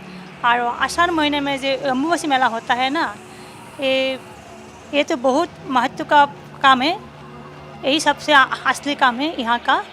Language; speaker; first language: Hindi; non-native, local second language; Assamese